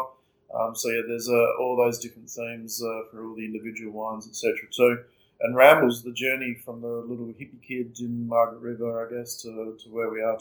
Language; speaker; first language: English; native; English